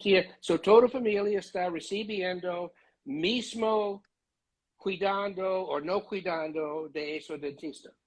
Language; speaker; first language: Spanish; non-native, learner; English